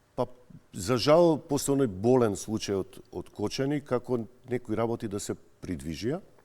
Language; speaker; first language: Macedonian; native; Macedonian